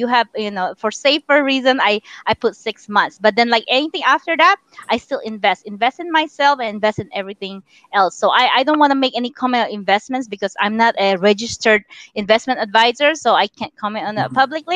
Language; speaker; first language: English; non-native, local second language; Min Nan Chinese